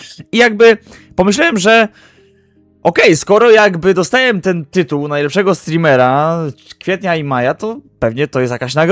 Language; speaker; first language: Polish; native; Polish